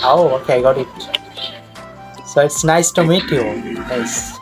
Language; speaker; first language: English; non-native, learner; Bangla